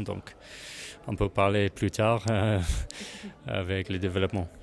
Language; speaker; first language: French; non-native, learner; English